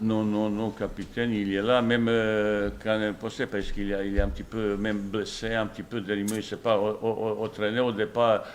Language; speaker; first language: French; non-native, fluent; Bosnian